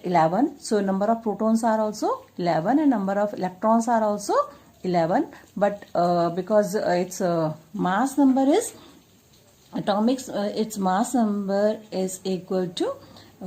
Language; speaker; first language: English; non-native, local second language; Hindi